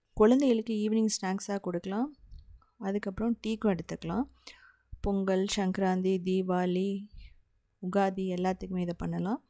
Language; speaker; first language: Tamil; native; Tamil